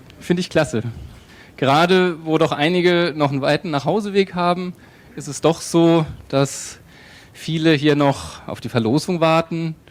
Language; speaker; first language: German; native; German